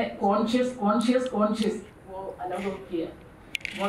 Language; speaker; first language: Hindi; non-native, local second language; Malayalam